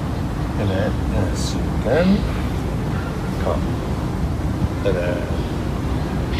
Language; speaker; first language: Turkish; non-native, learner; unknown